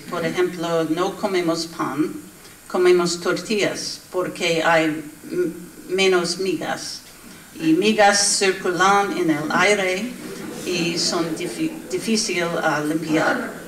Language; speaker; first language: Spanish; non-native, learner; English